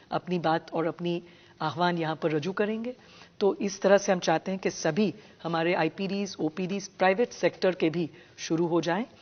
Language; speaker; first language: Hindi; non-native, local second language; Gujarati